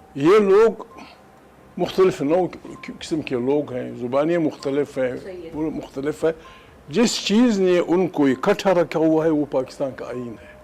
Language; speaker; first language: Urdu; non-native, local second language; Pashto